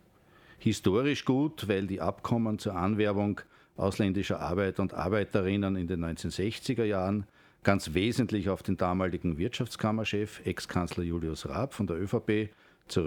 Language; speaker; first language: German; native; German